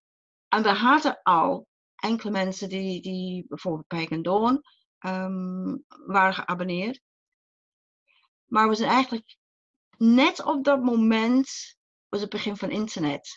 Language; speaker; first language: Dutch; non-native, fluent; English